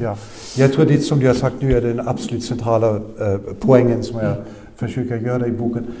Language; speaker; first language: Swedish; non-native, fluent; German